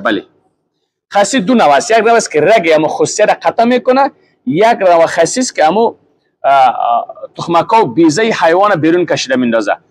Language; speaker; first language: Persian; native; Persian